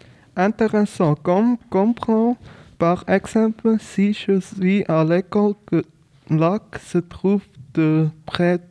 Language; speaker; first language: French; non-native, learner; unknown